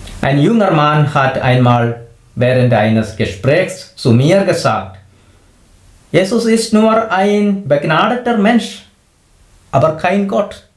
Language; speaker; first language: German; non-native, fluent; Malayalam